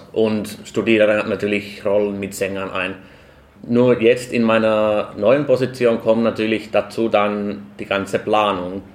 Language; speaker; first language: German; non-native, fluent; Finnish